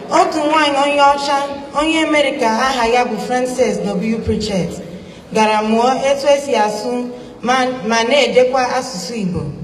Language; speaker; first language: Igbo; early bilingual, heritage; Igbo